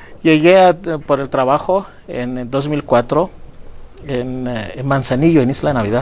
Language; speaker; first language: Spanish; non-native, fluent; Greek